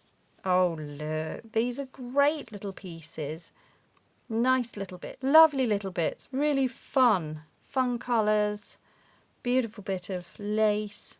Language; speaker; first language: English; native; English